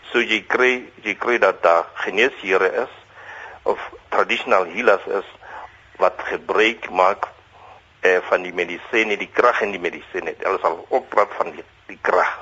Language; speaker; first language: Afrikaans; non-native, local second language; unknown